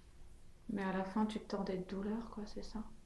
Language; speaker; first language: French; native; French